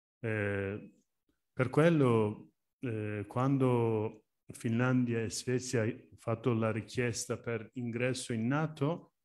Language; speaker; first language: Italian; non-native, learner; Turkish